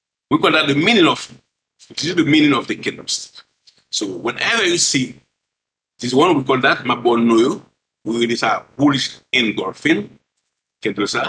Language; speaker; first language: English; non-native, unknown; Haitian Creole